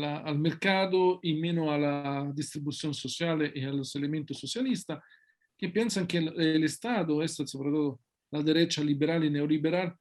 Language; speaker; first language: Spanish; non-native, fluent; Italian